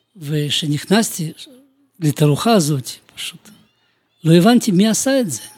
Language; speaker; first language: Hebrew; non-native, fluent; Russian